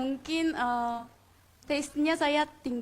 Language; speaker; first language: Indonesian; non-native, fluent; Korean